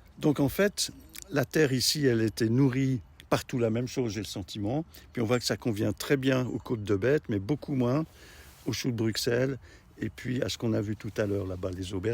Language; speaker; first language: French; native; French